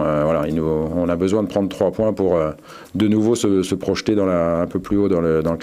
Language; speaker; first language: French; native; French